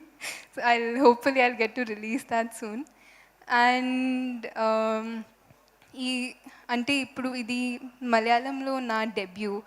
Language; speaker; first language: Telugu; non-native, local second language; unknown